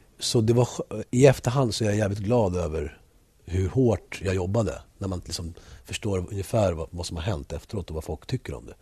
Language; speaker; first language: Swedish; early bilingual, other home language; Spanish